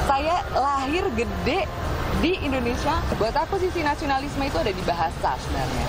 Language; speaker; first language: Indonesian; native; Indonesian